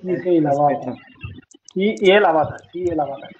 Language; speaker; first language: Italian; non-native, learner; Bangla